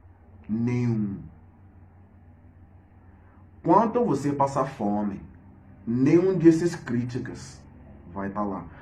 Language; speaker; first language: Portuguese; non-native, fluent; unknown